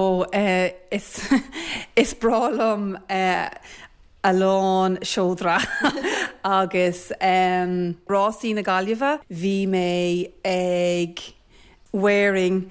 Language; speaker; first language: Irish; non-native, learner; English